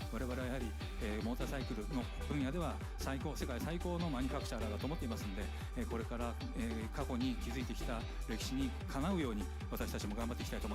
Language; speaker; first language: Japanese; native; Japanese